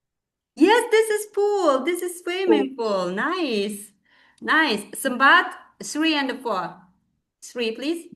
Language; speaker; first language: English; non-native, fluent; Kazakh